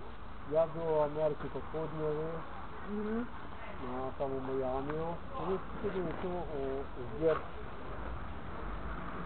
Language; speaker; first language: Polish; non-native, learner; Slovenian